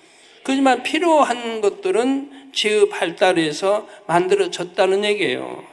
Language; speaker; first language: Korean; native; Korean